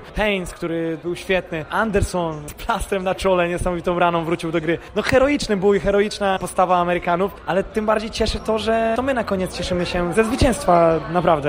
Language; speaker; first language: Polish; native; Polish